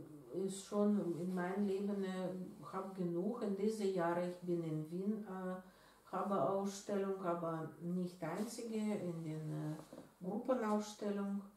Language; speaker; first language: German; non-native, learner; Russian